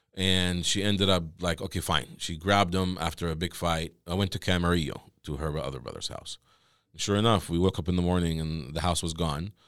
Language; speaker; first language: English; non-native, fluent; Arabic